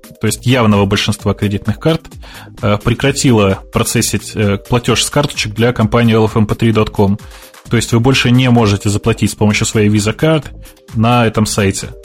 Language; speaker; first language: Russian; native; Russian